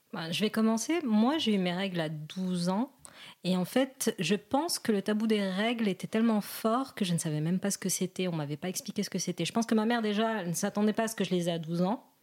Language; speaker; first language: French; non-native, local second language; Arabic